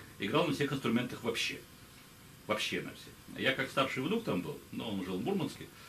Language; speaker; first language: Russian; native; Russian